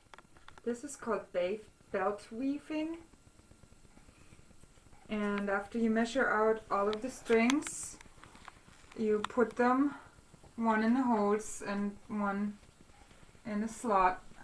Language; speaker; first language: English; non-native, fluent; German